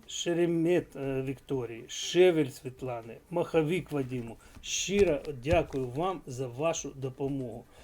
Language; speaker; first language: Ukrainian; non-native, local second language; Russian